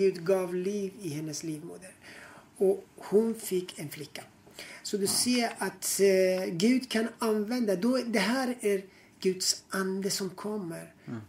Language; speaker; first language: Swedish; non-native, fluent; Persian